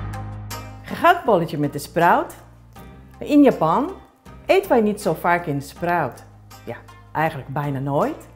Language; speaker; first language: Dutch; non-native, learner; Japanese